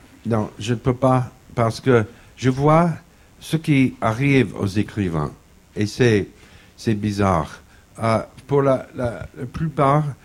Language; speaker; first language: French; non-native, fluent; English